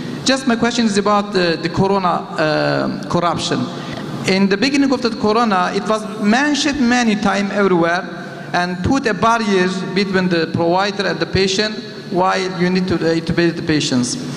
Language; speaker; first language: English; non-native, fluent; Turkish